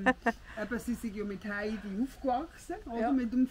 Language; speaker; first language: German; non-native, fluent; Turkish